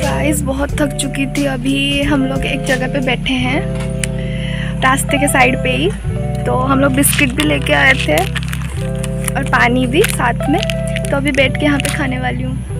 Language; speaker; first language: Hindi; native; Hindi